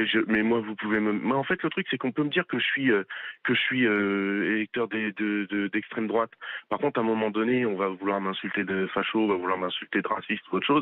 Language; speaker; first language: French; native; French